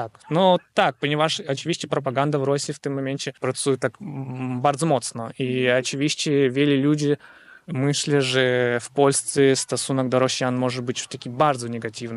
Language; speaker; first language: Polish; non-native, fluent; Russian